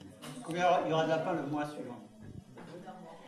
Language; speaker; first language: French; native; French